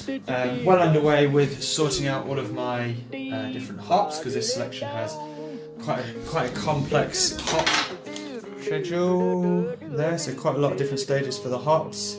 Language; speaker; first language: English; native; English